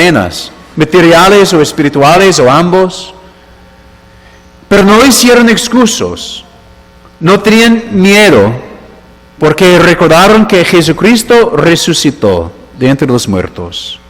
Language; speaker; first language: Spanish; non-native, fluent; English